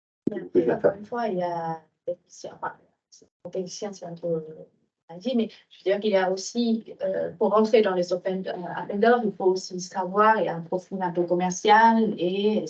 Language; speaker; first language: French; non-native, fluent; Vietnamese